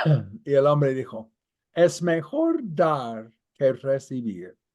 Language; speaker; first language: Spanish; non-native, fluent; English